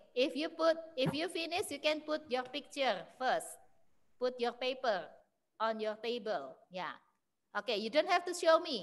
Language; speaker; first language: English; non-native, fluent; Indonesian